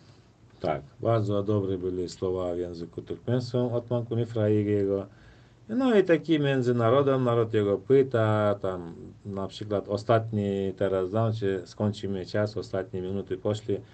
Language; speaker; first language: Polish; non-native, fluent; Turkmen